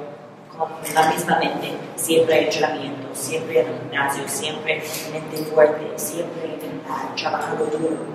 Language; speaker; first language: Spanish; non-native, learner; English